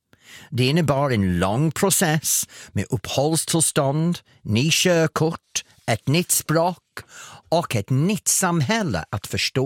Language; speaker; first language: Swedish; non-native, fluent; English